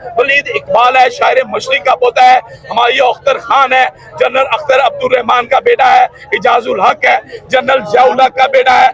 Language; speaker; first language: Urdu; non-native, local second language; Punjabi